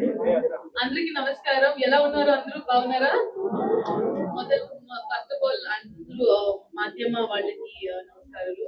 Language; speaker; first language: Telugu; non-native, learner; Kannada